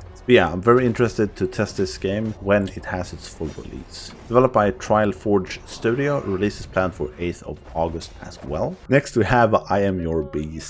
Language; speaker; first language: English; non-native, fluent; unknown